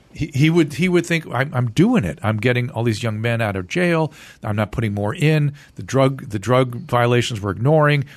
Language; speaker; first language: English; native; English